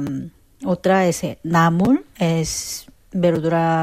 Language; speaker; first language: Spanish; non-native, fluent; Korean